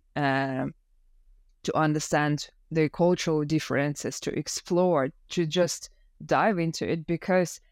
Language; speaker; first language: English; non-native, fluent; Russian